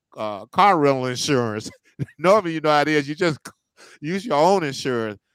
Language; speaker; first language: English; native; English